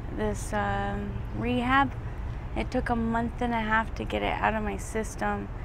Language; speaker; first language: English; native; English